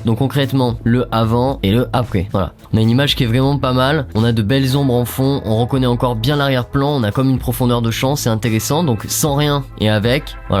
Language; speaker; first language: French; native; French